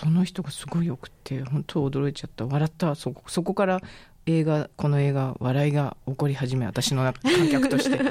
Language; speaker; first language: Japanese; native; Japanese